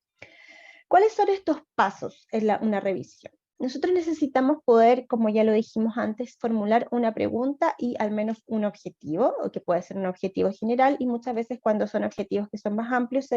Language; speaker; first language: Spanish; native; Spanish